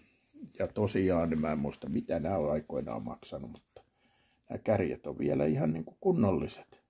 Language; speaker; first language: Finnish; native; Finnish